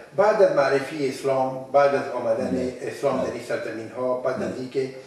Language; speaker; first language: Persian; native; Persian